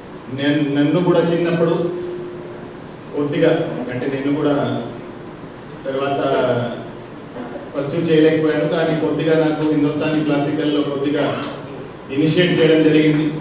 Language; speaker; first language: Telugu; non-native, fluent; Hindi